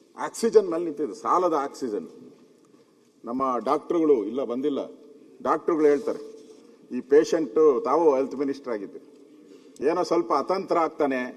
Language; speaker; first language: Kannada; native; Kannada